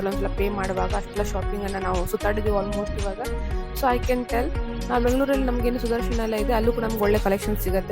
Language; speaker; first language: Kannada; native; Kannada